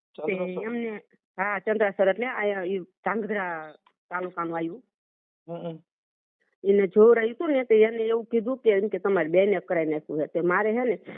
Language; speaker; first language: Gujarati; native; Gujarati